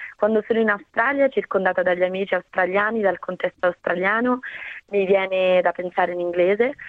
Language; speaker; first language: Italian; native; Italian